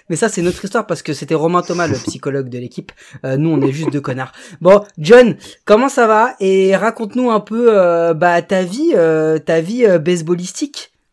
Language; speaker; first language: French; native; French